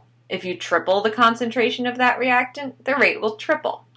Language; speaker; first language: English; native; English